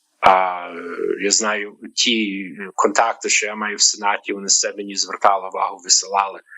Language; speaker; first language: Ukrainian; early bilingual, heritage; Ukrainian